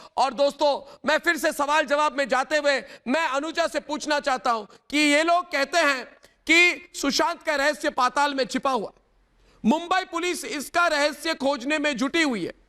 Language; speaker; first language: Hindi; non-native, local second language; Assamese